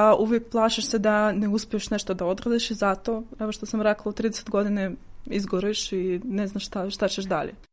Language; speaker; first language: Serbian; non-native, fluent; Russian